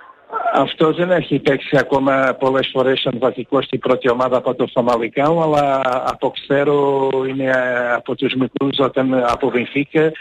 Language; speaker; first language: Greek; non-native, learner; Portuguese